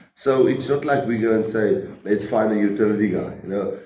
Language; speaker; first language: English; non-native, local second language; Afrikaans